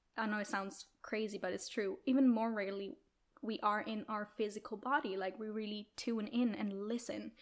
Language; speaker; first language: English; non-native, fluent; Italian